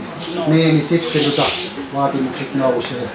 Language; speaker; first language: Finnish; native; Finnish